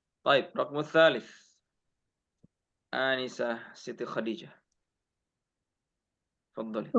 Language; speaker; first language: Arabic; non-native, fluent; Indonesian